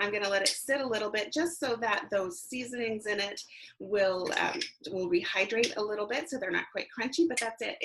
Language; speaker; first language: English; native; English